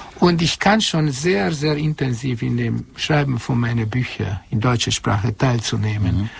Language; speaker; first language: German; non-native, fluent; Hungarian